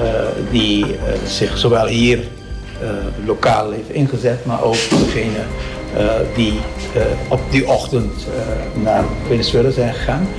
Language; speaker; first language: Dutch; non-native, local second language; Papiamento